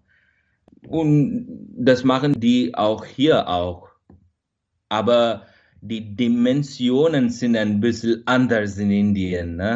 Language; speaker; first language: German; non-native, fluent; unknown